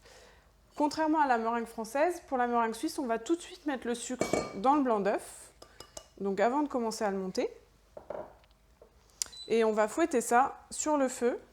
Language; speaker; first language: French; native; French